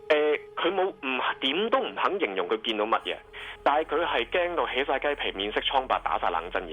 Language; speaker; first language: Cantonese; native; Cantonese